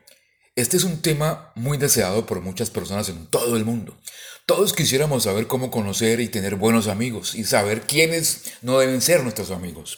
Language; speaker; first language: Spanish; native; Spanish